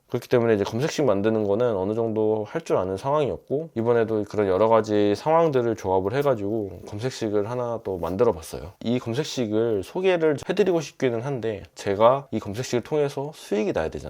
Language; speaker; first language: Korean; native; Korean